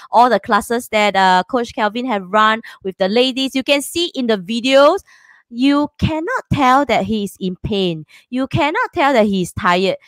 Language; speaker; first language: English; non-native, local second language; Chinese